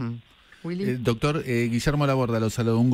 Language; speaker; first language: Spanish; native; Spanish